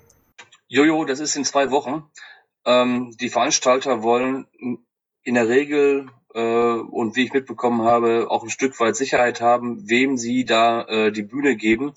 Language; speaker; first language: German; native; German